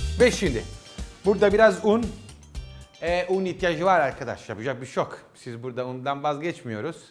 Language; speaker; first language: Turkish; non-native, learner; Italian